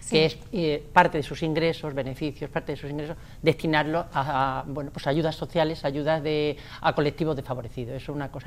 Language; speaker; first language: Spanish; native; Spanish